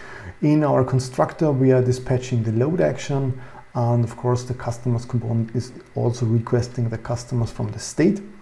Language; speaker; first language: English; non-native, fluent; German